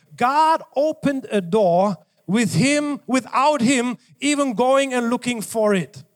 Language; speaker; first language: English; non-native, fluent; German